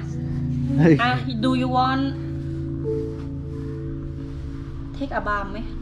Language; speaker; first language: English; non-native, learner; Thai